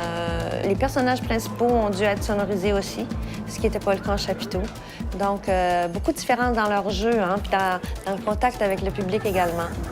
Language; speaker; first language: French; native; French